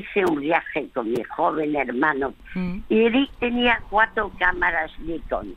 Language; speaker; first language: Spanish; early bilingual, other home language; French